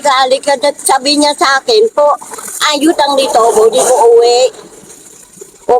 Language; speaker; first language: Filipino; non-native, learner; Vietnamese